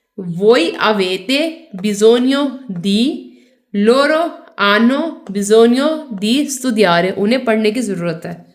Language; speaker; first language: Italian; non-native, fluent; Urdu